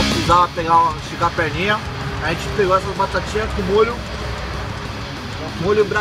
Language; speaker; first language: Portuguese; native; Portuguese